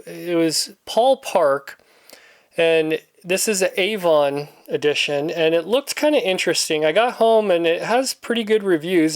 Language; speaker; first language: English; native; English